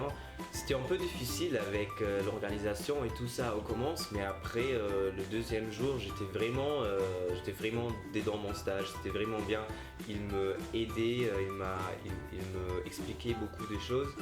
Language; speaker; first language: French; non-native, learner; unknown